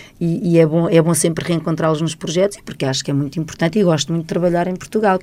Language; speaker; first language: Portuguese; native; Portuguese